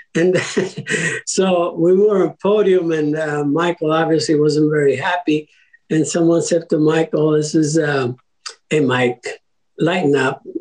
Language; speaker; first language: English; early bilingual, other home language; Italian